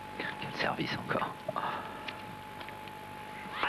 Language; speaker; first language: French; native; French